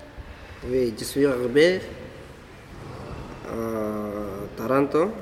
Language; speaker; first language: French; non-native, learner; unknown